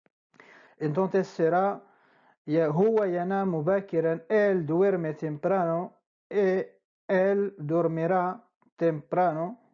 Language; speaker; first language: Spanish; non-native, fluent; Arabic